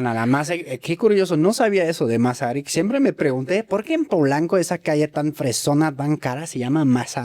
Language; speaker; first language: Spanish; native; Spanish